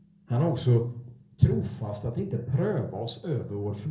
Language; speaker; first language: Swedish; non-native, fluent; English